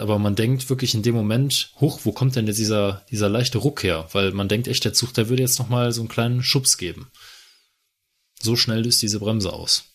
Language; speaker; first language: German; native; German